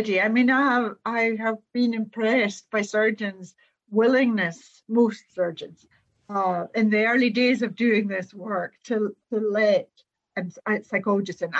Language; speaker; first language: English; native; English